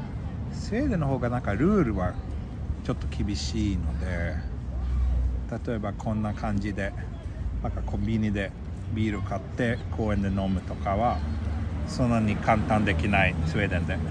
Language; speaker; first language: Japanese; non-native, fluent; Swedish